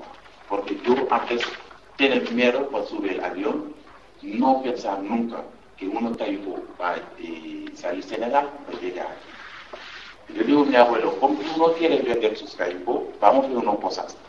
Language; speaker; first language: Spanish; non-native, learner; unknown